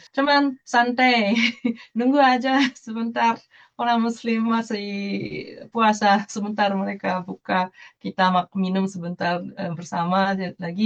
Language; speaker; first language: Indonesian; non-native, fluent; Japanese